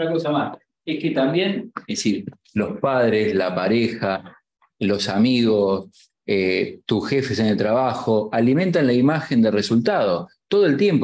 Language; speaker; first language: Spanish; native; Spanish